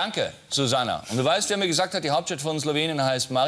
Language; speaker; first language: German; native; German